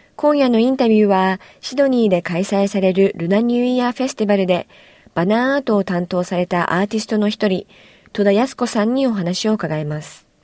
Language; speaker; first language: Japanese; native; Japanese